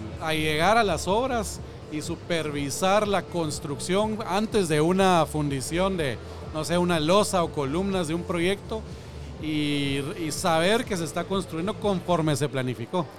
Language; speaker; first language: Spanish; native; Spanish